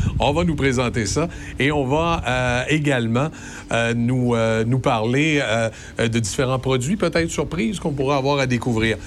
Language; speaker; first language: French; native; French